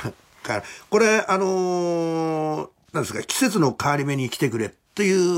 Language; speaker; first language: Japanese; native; Japanese